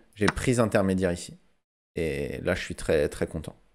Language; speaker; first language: French; native; French